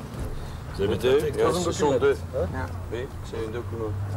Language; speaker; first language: French; non-native, fluent; Dutch